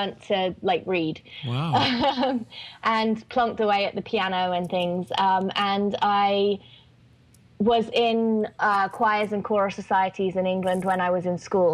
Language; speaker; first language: English; native; English